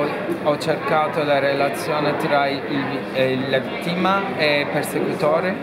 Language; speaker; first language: Italian; non-native, fluent; Turkish